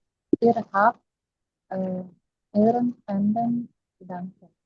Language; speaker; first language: German; non-native, learner; Indonesian